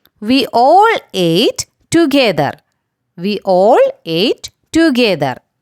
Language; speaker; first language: English; non-native, local second language; Malayalam